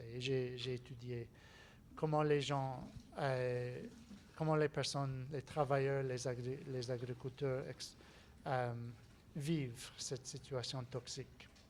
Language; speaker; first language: French; non-native, learner; English